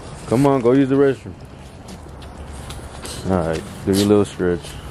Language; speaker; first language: English; early bilingual, other home language; Spanish